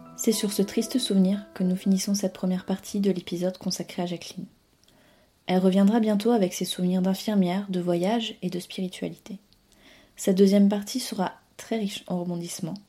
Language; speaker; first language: French; native; French